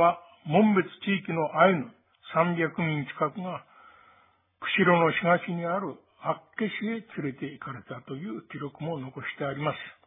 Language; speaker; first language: Japanese; native; Japanese